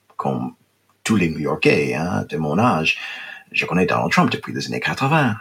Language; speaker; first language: French; non-native, fluent; English